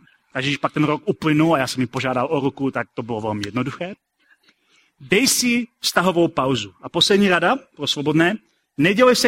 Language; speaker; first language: Czech; native; Czech